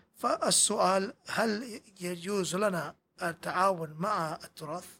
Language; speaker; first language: Arabic; non-native, fluent; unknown